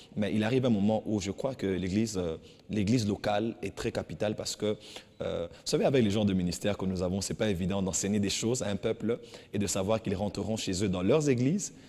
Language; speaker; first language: French; non-native, local second language; Lingala